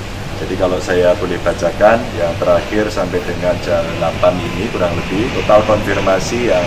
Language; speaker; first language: Indonesian; native; Indonesian